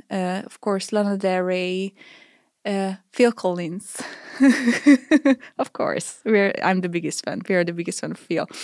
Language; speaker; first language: English; non-native, fluent; Hungarian